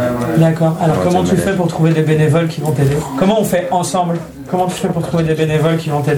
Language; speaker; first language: French; native; French